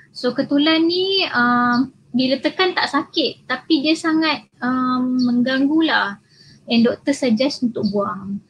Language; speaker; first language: Malay; native; Malay